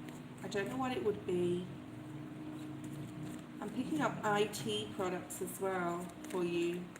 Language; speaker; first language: English; native; English